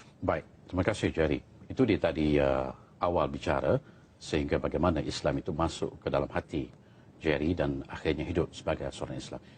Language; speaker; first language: Malay; native; Malay